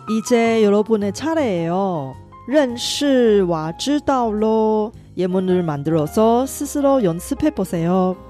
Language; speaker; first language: Korean; non-native, fluent; Chinese